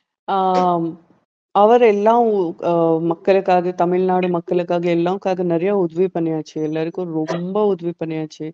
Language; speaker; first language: Tamil; non-native, fluent; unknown